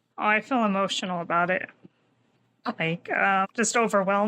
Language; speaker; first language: English; native; English